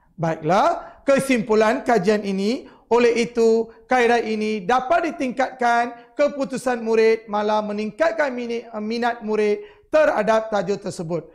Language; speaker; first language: Malay; non-native, local second language; Tamil